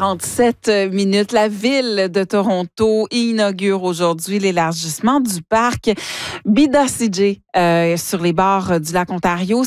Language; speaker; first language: French; native; French